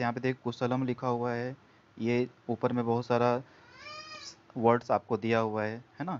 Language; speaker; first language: Hindi; native; Hindi